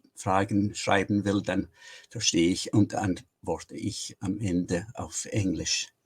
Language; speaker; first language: German; non-native, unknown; English